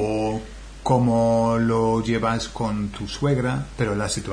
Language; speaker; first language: Spanish; non-native, fluent; English